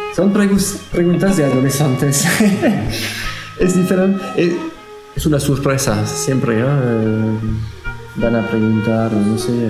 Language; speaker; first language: Spanish; non-native, learner; French